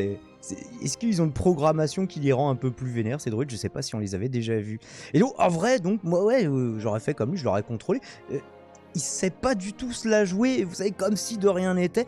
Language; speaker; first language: French; native; French